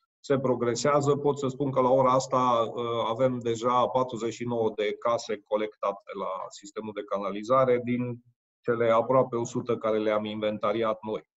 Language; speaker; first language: Romanian; non-native, local second language; Hungarian